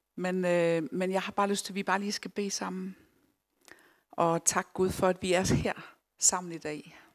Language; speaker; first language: Danish; early bilingual, other home language; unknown